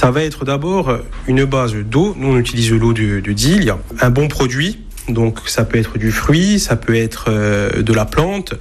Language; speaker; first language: French; native; French